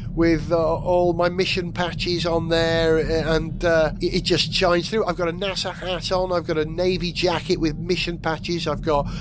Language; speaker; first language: English; native; English